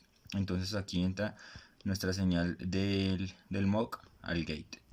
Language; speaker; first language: Spanish; native; Spanish